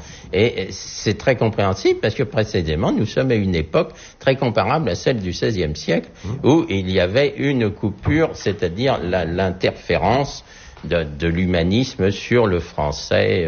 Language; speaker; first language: French; native; French